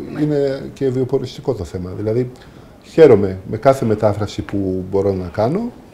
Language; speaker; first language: Greek; early bilingual, heritage; Greek